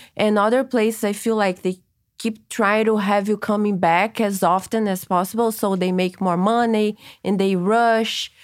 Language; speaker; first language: English; non-native, fluent; Portuguese